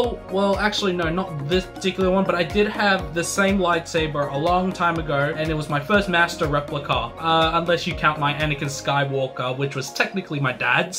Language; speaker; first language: English; native; English